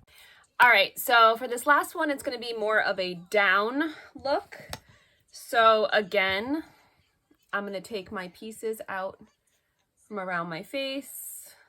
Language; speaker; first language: English; native; English